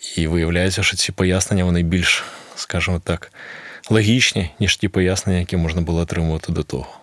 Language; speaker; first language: Ukrainian; non-native, local second language; Russian